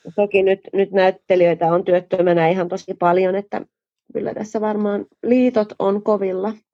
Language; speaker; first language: Finnish; native; Finnish